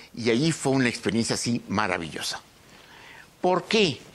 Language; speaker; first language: Spanish; native; Spanish